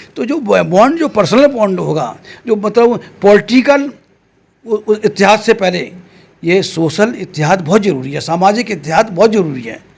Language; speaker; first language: Hindi; native; Hindi